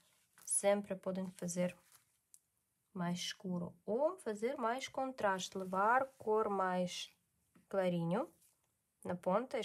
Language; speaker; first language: Portuguese; non-native, learner; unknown